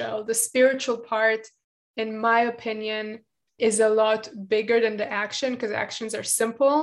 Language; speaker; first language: English; non-native, fluent; German